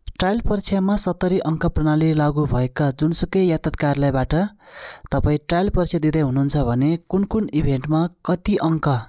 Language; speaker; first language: Nepali; non-native, local second language; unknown